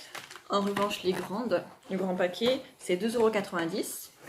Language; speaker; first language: French; native; French